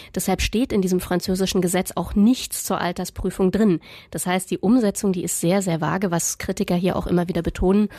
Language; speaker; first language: German; native; German